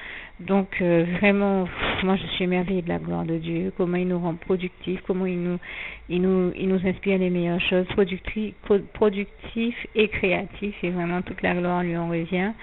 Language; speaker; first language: French; native; French